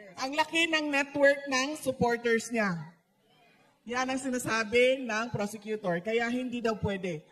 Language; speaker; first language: Filipino; non-native, local second language; Cebuano